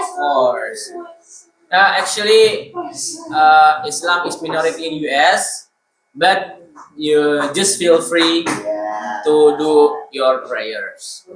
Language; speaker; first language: English; non-native, learner; Indonesian